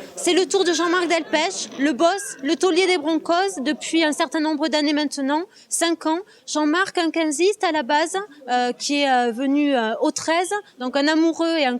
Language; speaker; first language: French; native; French